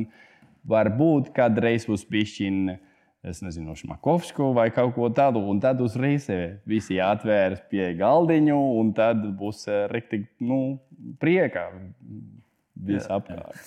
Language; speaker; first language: Latvian; non-native, fluent; Spanish